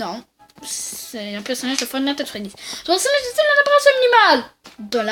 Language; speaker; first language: French; native; French